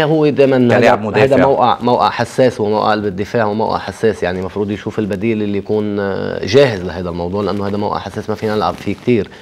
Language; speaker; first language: Arabic; native; Arabic